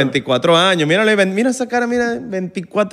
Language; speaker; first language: Spanish; native; Spanish